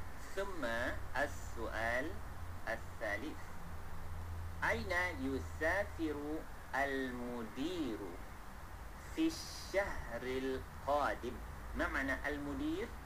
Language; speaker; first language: Arabic; non-native, fluent; Malay